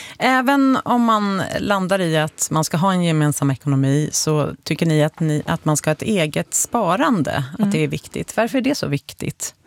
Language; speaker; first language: Swedish; native; Swedish